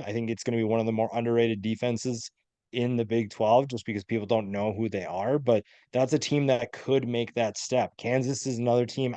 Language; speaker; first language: English; native; English